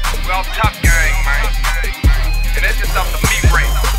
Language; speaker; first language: English; native; English